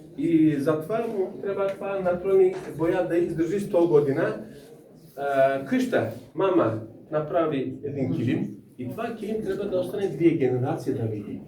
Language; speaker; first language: Bulgarian; non-native, learner; Serbian